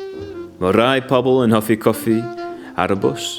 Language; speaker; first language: Welsh; non-native, learner; English